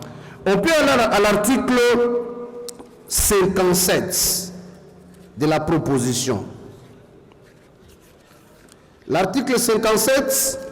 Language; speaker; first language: French; native; French